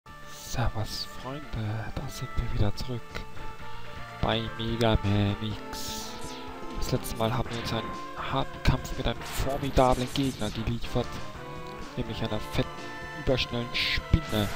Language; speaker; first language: German; native; German